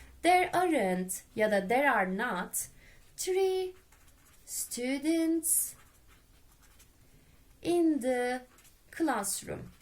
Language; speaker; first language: English; non-native, fluent; Turkish